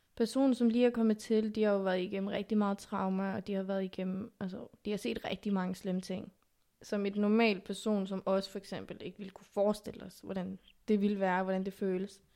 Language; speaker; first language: Danish; early bilingual, other home language; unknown